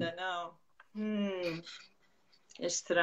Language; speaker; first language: Portuguese; non-native, fluent; English